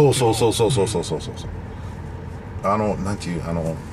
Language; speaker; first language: Japanese; non-native, learner; English